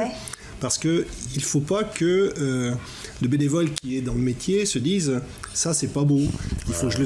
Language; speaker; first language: French; native; French